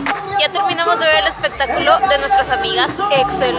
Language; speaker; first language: Spanish; native; Spanish